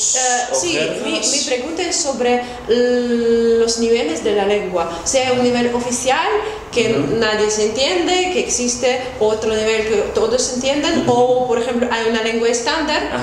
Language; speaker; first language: Spanish; non-native, fluent; Russian